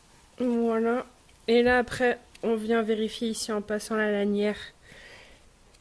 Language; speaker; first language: French; native; French